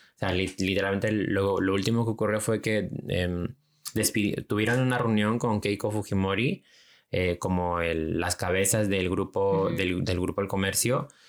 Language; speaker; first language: Spanish; native; Spanish